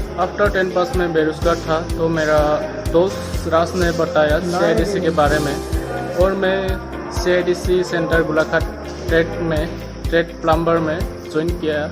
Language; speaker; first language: Hindi; non-native, local second language; Assamese